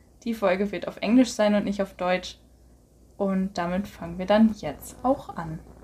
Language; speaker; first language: German; native; German